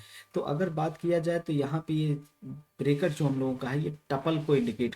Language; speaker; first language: Hindi; native; Hindi